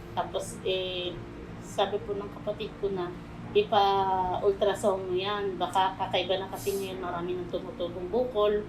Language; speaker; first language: Filipino; native; Filipino